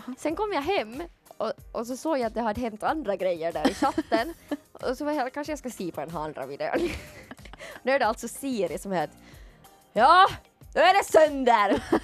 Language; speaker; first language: Swedish; native; Swedish